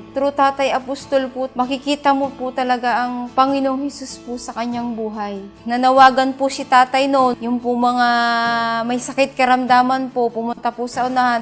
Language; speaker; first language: Filipino; native; Filipino